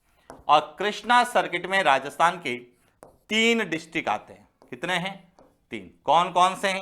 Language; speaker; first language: Hindi; native; Hindi